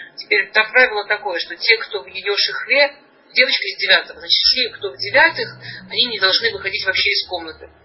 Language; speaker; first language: Russian; early bilingual, heritage; Russian